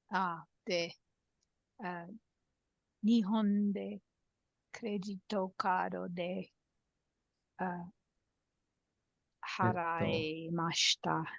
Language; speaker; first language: Japanese; non-native, learner; English